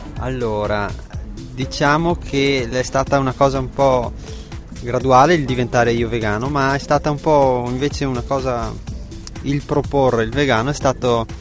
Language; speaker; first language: Italian; native; Italian